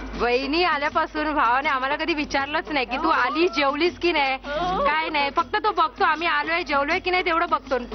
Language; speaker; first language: Marathi; non-native, local second language; Gujarati